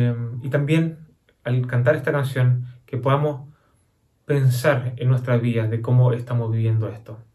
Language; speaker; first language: Spanish; native; Spanish